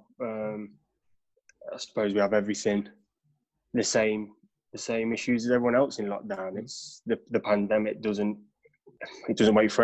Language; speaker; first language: English; native; English